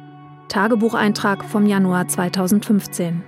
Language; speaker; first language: German; native; German